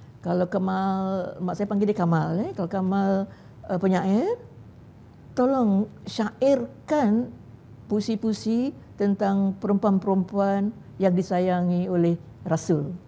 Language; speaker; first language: Malay; native; Malay